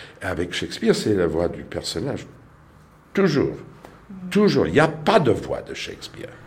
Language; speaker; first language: French; non-native, learner; English